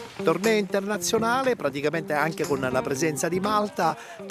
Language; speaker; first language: Italian; native; Italian